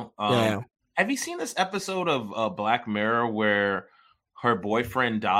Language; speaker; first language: English; early bilingual, other home language; Yoruba